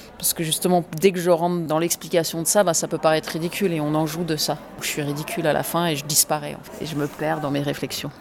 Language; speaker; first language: French; early bilingual, other home language; English